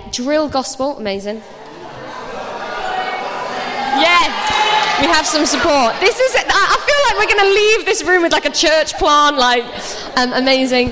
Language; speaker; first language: English; native; English